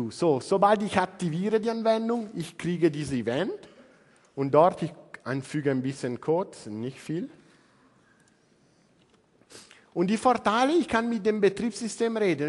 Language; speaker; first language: German; non-native, learner; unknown